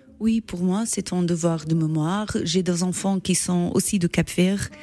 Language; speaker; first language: French; non-native, learner; Portuguese